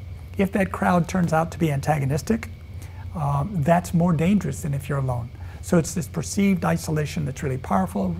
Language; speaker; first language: English; native; English